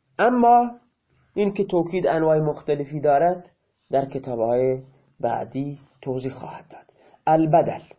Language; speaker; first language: Persian; non-native, local second language; Baluchi